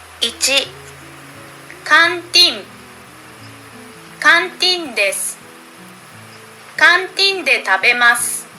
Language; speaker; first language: Japanese; non-native, learner; Indonesian